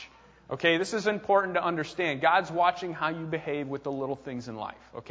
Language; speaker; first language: English; native; English